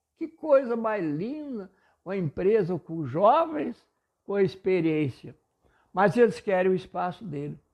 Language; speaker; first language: Portuguese; non-native, local second language; German